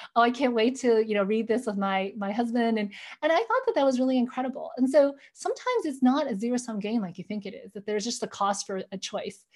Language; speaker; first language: English; native; English